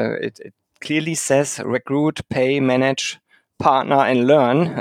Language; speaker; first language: English; non-native, fluent; German